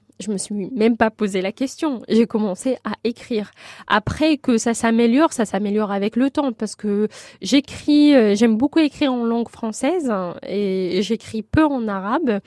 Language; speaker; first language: French; non-native, local second language; Arabic